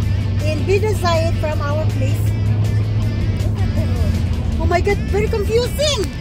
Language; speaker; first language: English; non-native, learner; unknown